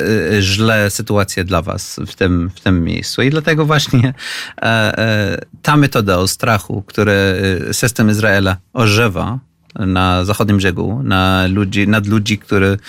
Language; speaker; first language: Polish; non-native, fluent; Arabic